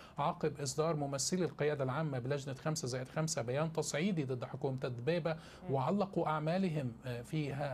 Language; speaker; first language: Arabic; native; Arabic